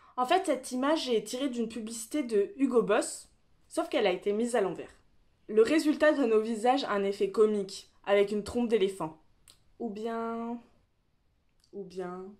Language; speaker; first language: French; native; French